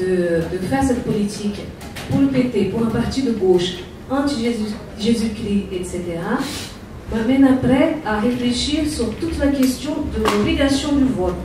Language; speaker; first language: French; non-native, fluent; Portuguese